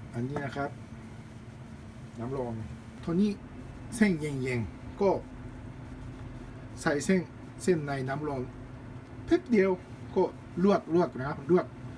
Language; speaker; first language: Thai; non-native, learner; Japanese